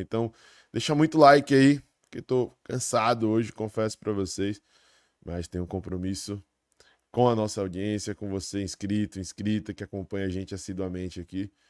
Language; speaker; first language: Portuguese; native; Portuguese